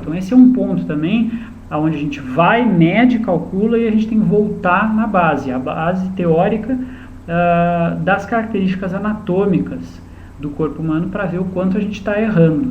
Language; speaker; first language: Portuguese; native; Portuguese